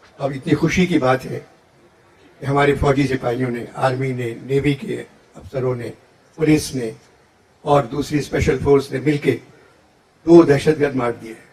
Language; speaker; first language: Urdu; native; Urdu